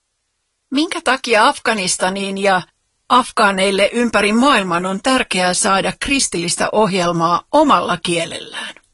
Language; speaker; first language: Finnish; native; Finnish